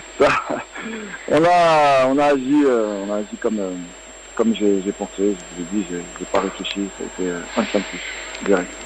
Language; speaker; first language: French; early bilingual, other home language; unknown